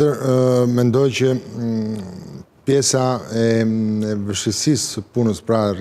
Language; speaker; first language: Albanian; native; Albanian